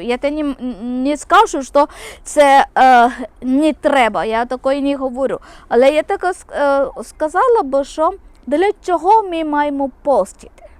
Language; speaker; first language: Ukrainian; non-native, local second language; Malayalam